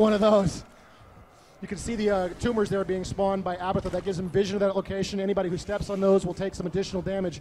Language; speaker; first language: English; native; English